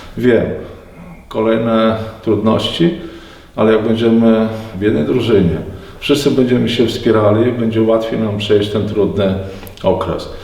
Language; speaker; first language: Polish; native; Polish